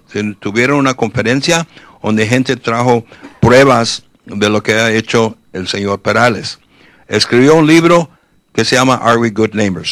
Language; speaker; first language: Spanish; early bilingual, heritage; Spanish